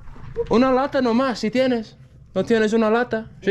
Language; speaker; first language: Spanish; non-native, fluent; English